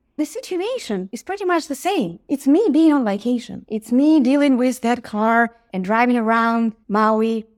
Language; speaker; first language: English; non-native, fluent; Ukrainian